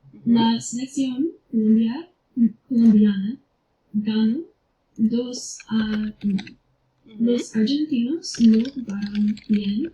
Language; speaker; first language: Spanish; non-native, learner; English